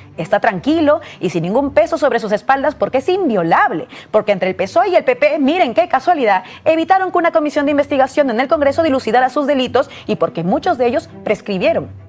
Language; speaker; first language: Spanish; native; Spanish